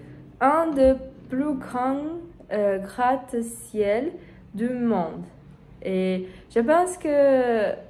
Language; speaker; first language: French; non-native, learner; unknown